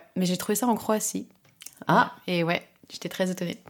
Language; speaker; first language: French; native; French